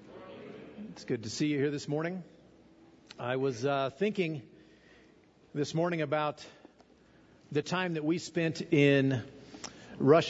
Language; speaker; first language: English; native; English